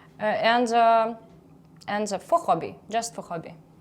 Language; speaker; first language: English; non-native, learner; Russian